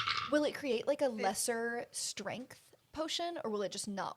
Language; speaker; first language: English; native; English